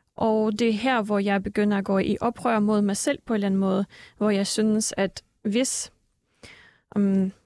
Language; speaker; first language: Danish; early bilingual, other home language; Russian